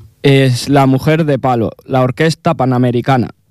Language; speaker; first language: Spanish; native; Spanish